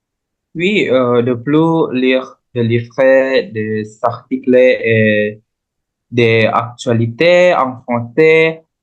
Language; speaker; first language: French; non-native, learner; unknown